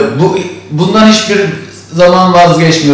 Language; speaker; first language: Turkish; native; Turkish